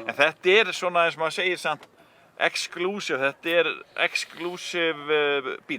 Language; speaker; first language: Icelandic; native; Icelandic